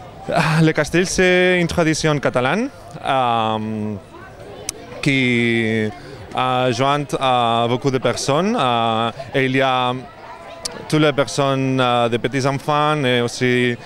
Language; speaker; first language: French; non-native, learner; Catalan